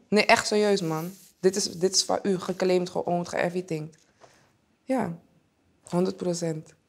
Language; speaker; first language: Dutch; early bilingual, other home language; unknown